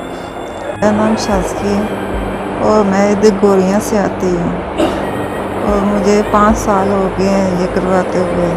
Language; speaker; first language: Hindi; non-native, local second language; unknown